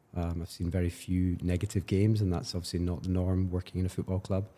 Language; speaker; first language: English; native; English